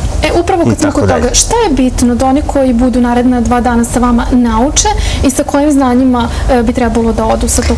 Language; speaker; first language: Serbian; native; Serbian